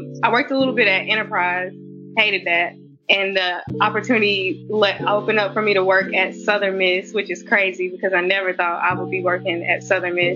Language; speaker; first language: English; native; English